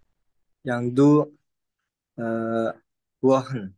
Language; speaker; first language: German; non-native, learner; Indonesian